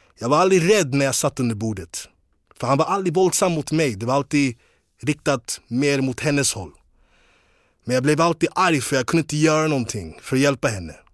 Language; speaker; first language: Swedish; early bilingual, other home language; English